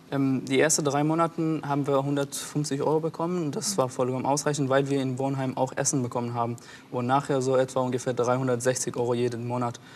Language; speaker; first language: German; non-native, fluent; Persian